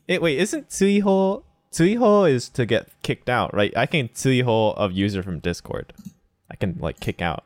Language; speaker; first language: English; native; English